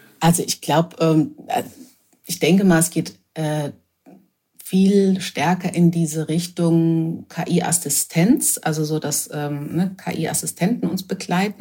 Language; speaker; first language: German; native; German